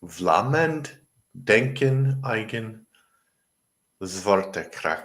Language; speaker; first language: Dutch; non-native, learner; English